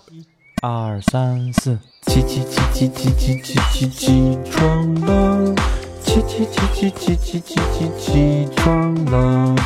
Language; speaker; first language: Chinese; native; Chinese